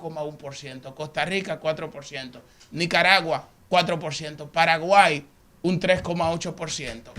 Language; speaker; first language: Spanish; native; Spanish